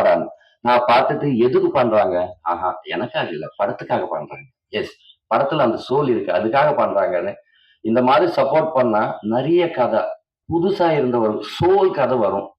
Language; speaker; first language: Tamil; non-native, learner; Telugu